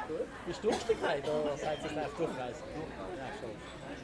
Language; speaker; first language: German; native; German